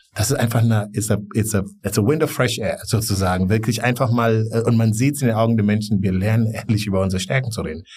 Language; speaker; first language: German; non-native, fluent; Wolof